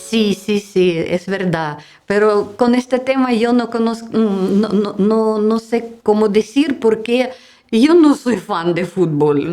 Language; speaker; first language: Spanish; non-native, learner; Russian